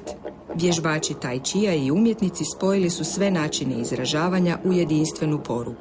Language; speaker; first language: Croatian; native; Croatian